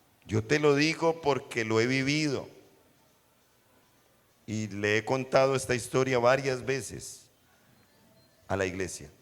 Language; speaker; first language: Spanish; native; Spanish